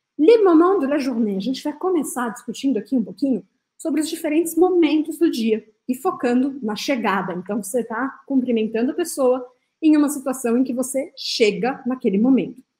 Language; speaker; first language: Portuguese; non-native, fluent; French